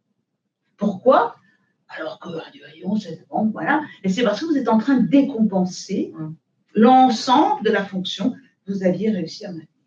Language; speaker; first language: French; native; French